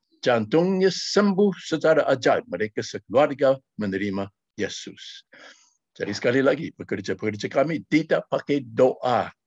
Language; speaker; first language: Malay; non-native, fluent; English